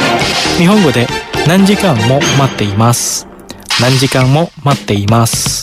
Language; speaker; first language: Japanese; non-native, fluent; Indonesian